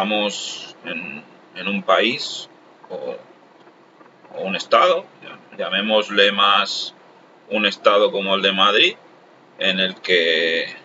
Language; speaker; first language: Spanish; non-native, local second language; Catalan